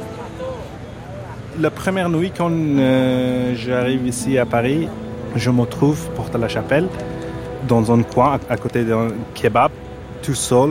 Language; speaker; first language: French; non-native, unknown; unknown